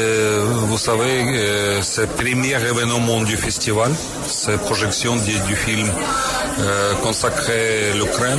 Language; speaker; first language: French; non-native, fluent; Ukrainian